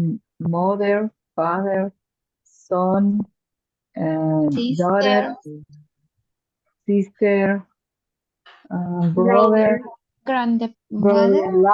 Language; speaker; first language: English; non-native, learner; Spanish